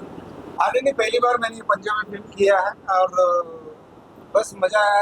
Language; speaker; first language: Hindi; non-native, local second language; Marathi